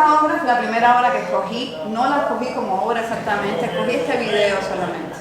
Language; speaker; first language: Spanish; native; Spanish